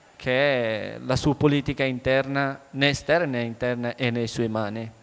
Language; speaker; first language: Italian; early bilingual, other home language; Persian